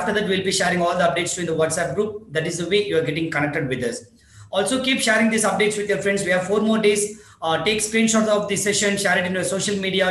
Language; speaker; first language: English; non-native, local second language; Tamil